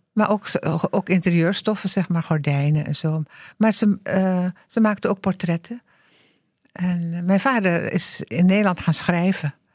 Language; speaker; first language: Dutch; early bilingual, heritage; Dutch